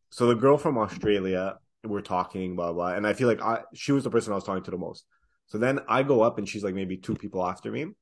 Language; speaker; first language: English; native; English